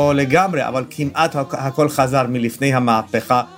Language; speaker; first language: Hebrew; non-native, fluent; Persian